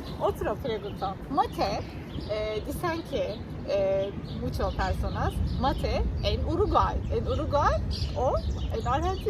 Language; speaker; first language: Spanish; non-native, learner; Turkish